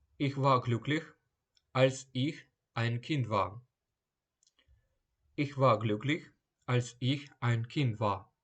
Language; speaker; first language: German; non-native, fluent; Ukrainian